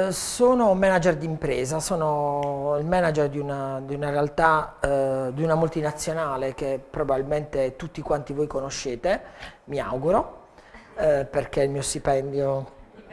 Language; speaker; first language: Italian; native; Italian